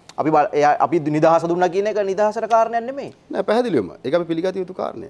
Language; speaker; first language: Sinhala; native; Sinhala